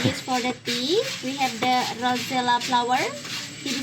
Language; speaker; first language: English; non-native, local second language; Indonesian